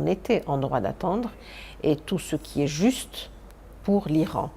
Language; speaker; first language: French; non-native, local second language; Arabic